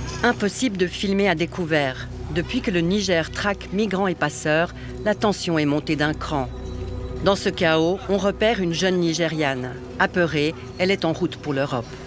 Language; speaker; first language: French; native; French